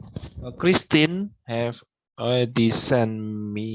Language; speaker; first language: English; non-native, local second language; Indonesian